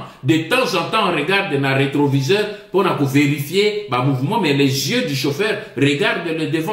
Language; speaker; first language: French; non-native, local second language; Lingala